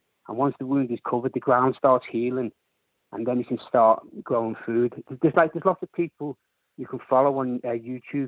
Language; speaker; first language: English; native; English